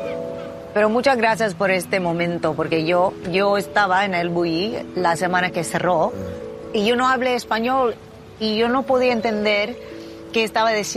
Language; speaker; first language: Spanish; non-native, learner; English